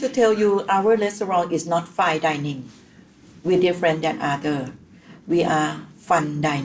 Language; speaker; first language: English; non-native, learner; Thai